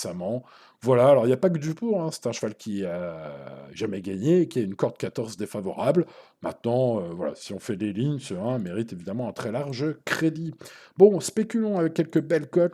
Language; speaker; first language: French; native; French